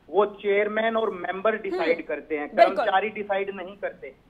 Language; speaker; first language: Hindi; native; Hindi